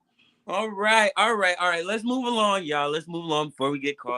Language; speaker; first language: English; native; English